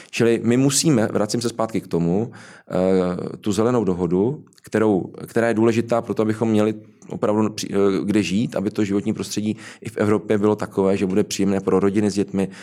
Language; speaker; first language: Czech; native; Czech